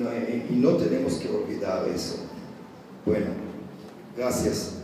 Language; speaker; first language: Spanish; non-native, learner; Hebrew